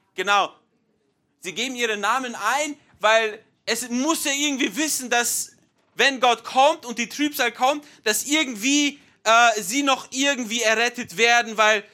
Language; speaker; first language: German; non-native, fluent; English